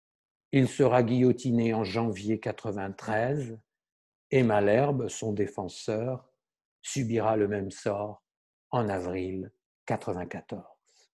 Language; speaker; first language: French; native; French